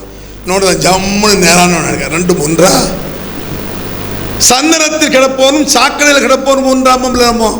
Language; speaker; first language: Tamil; native; Tamil